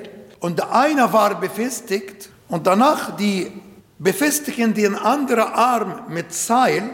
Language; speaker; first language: German; non-native, fluent; Arabic